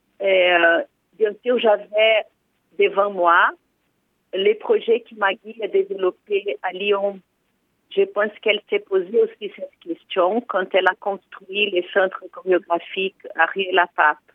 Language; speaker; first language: French; non-native, fluent; Portuguese